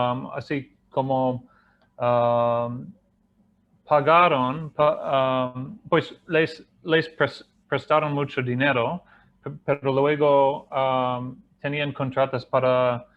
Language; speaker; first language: Spanish; non-native, fluent; English